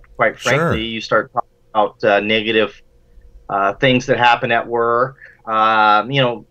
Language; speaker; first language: English; native; English